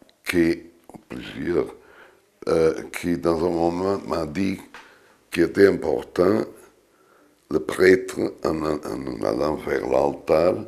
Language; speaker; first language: French; non-native, fluent; Portuguese